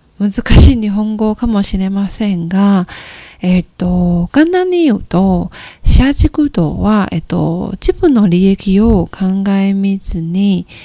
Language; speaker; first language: Japanese; non-native, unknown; Chinese